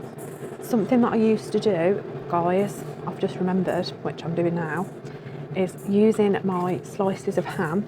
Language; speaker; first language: English; native; English